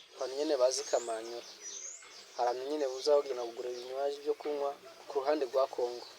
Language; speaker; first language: Kinyarwanda; early bilingual, heritage; Kinyarwanda